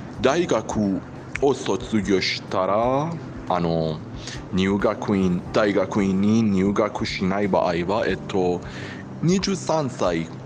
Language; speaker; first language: Japanese; non-native, learner; Persian